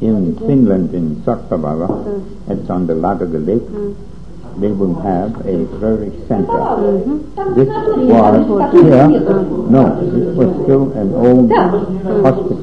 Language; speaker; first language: English; non-native, fluent; Russian